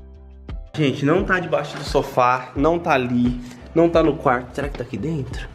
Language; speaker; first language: Portuguese; native; Portuguese